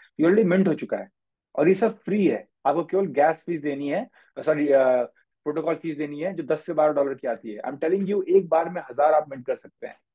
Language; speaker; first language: Hindi; native; Hindi